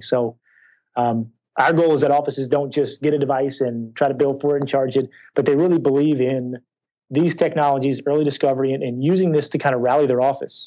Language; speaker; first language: English; native; English